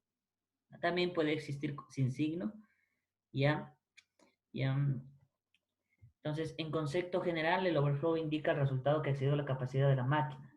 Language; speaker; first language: Spanish; native; Spanish